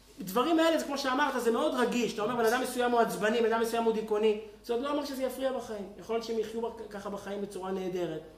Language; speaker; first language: Hebrew; native; Hebrew